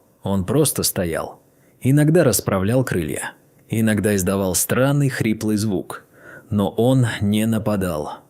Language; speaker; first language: Russian; native; Russian